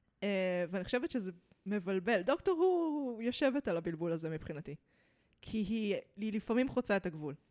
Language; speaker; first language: Hebrew; early bilingual, other home language; English